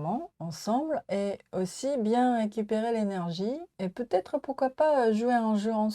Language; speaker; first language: French; non-native, learner; Japanese